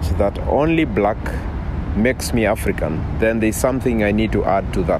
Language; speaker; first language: English; non-native, local second language; Masai